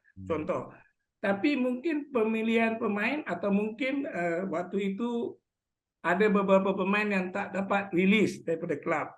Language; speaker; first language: Malay; native; Malay